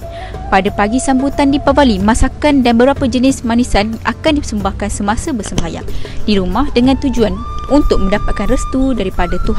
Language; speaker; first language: Malay; native; Malay